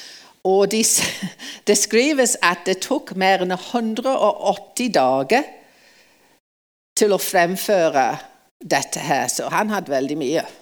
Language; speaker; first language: Norwegian; non-native, fluent; English